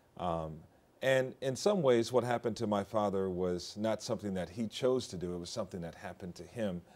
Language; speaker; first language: English; native; English